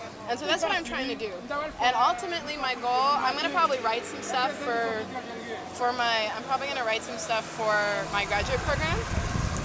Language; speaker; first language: English; native; English